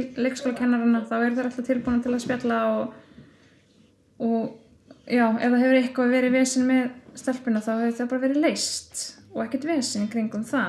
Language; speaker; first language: Icelandic; native; Icelandic